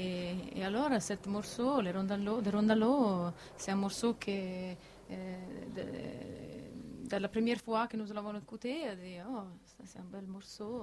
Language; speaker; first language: French; non-native, learner; Italian